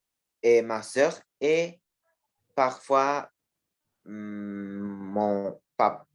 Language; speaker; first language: French; non-native, learner; Spanish